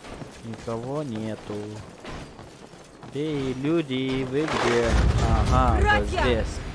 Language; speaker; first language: Russian; non-native, local second language; Romanian